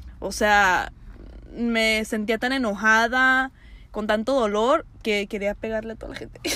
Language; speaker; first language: Spanish; early bilingual, heritage; Spanish